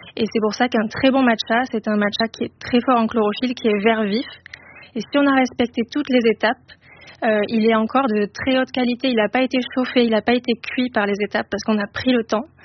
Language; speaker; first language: French; native; French